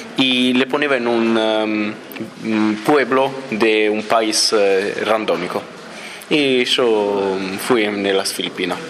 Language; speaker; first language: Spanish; non-native, learner; Italian